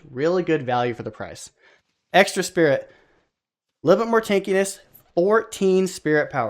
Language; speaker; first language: English; native; English